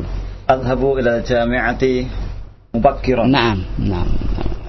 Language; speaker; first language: Arabic; non-native, learner; Indonesian